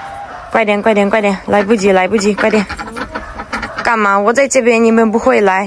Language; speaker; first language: Chinese; non-native, learner; Ukrainian